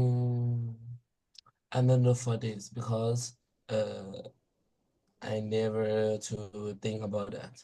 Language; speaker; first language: English; non-native, learner; Thai